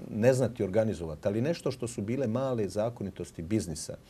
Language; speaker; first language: Serbian; native; Serbian